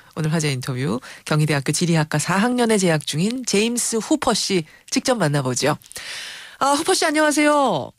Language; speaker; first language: Korean; native; Korean